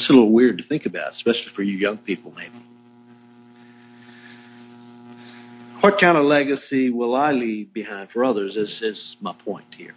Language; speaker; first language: English; native; English